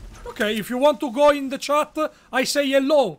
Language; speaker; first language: English; non-native, learner; Italian